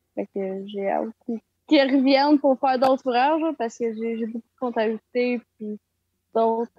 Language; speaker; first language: French; native; French